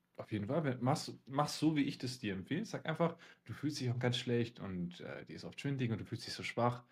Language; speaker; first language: German; early bilingual, other home language; Russian